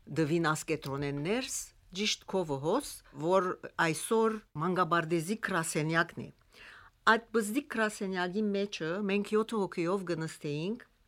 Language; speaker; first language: Armenian; early bilingual, heritage; Armenian